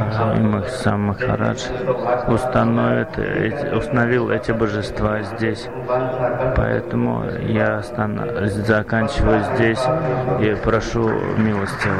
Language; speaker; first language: Russian; non-native, fluent; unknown